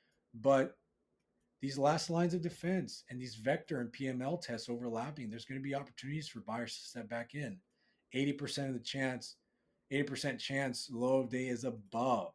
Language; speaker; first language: English; native; English